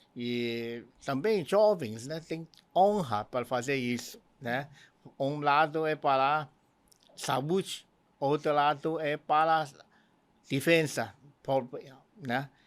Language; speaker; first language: Portuguese; non-native, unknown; Cantonese